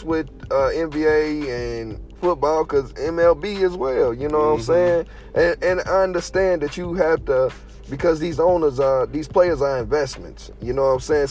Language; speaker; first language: English; native; English